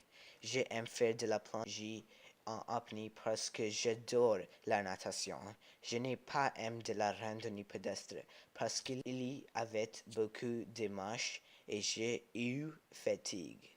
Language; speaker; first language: French; non-native, learner; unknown